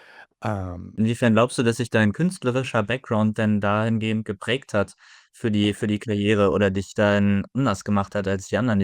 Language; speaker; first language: German; native; German